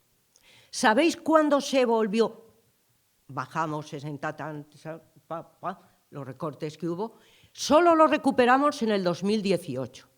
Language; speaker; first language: Spanish; native; Spanish